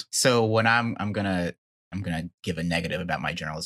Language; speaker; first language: English; native; English